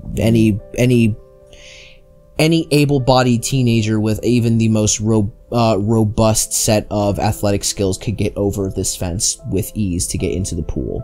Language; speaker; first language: English; native; English